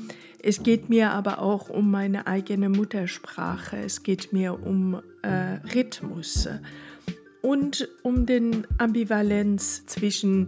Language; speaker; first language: German; non-native, fluent; Persian